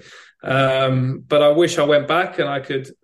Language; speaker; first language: English; native; English